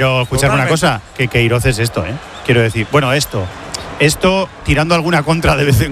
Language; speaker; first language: Spanish; native; Spanish